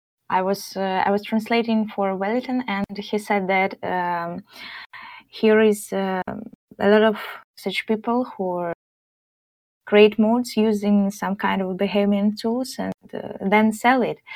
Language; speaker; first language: English; non-native, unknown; Russian